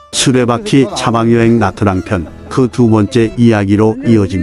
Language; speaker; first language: Korean; native; Korean